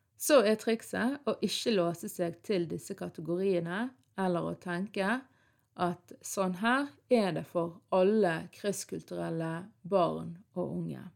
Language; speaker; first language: Norwegian; early bilingual, other home language; Arabic